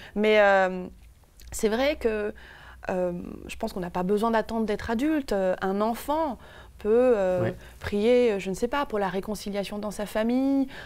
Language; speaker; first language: French; native; French